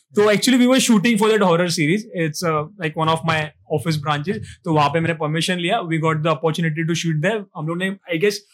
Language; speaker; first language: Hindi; non-native, local second language; Marathi